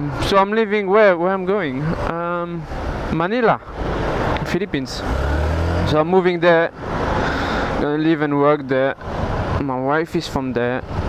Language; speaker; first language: English; non-native, fluent; French